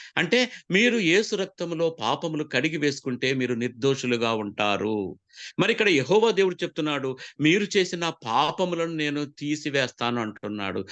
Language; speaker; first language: Telugu; non-native, local second language; Koya